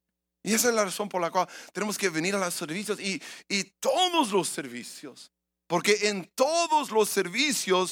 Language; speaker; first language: Spanish; early bilingual, heritage; English